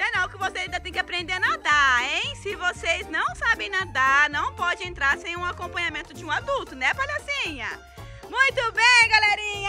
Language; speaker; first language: Portuguese; native; Portuguese